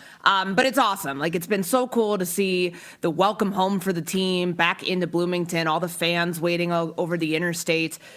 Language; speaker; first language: English; native; English